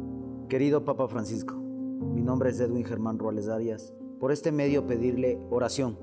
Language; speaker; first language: Spanish; native; Spanish